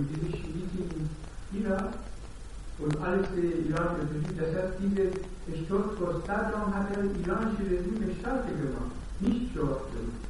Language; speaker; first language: German; non-native, learner; Persian